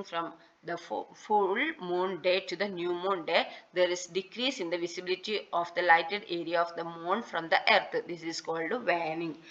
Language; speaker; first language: English; non-native, local second language; Malayalam